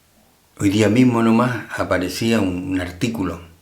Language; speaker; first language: Spanish; native; Spanish